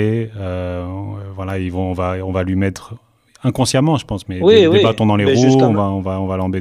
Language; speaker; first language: French; native; French